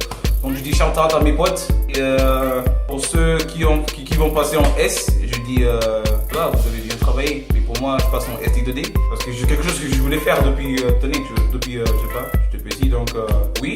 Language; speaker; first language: French; non-native, learner; English